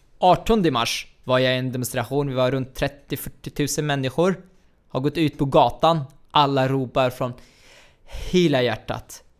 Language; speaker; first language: Swedish; non-native, fluent; Arabic